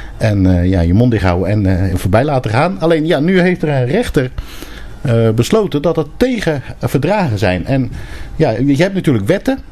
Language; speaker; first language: Dutch; early bilingual, other home language; Turkish